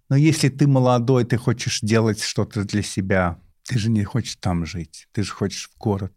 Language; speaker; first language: Russian; non-native, fluent; English